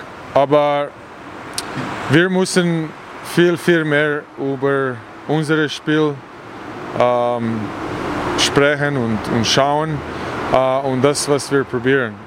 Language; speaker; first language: German; non-native, learner; English